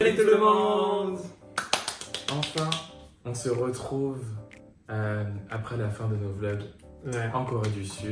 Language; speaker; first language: French; native; French